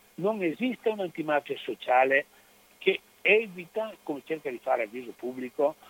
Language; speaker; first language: Italian; native; Italian